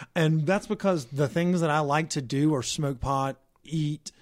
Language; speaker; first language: English; native; English